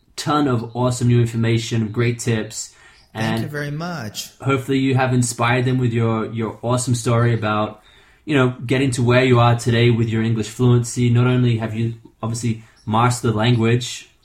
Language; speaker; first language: English; non-native, fluent; Portuguese